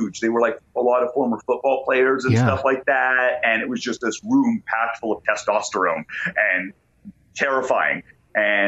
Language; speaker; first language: English; native; English